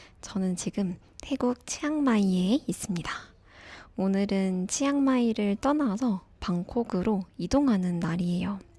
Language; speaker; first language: Korean; native; Korean